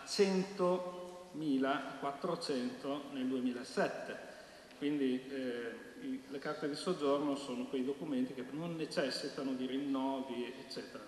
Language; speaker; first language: Italian; native; Italian